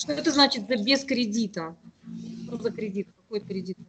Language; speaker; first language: Russian; native; Russian